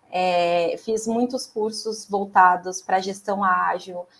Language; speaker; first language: Portuguese; native; Portuguese